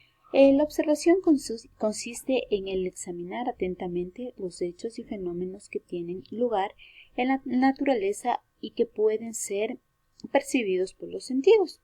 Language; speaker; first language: Spanish; native; Spanish